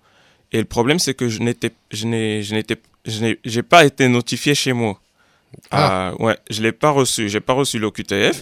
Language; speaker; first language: French; non-native, local second language; Arabic